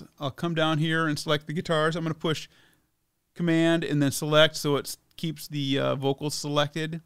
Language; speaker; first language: English; native; English